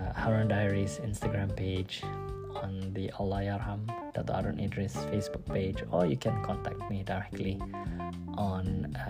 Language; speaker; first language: English; non-native, local second language; Malay